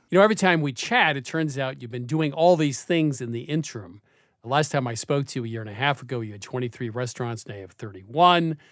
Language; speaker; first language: English; native; English